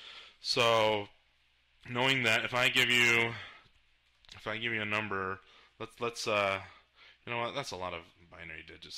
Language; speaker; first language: English; native; English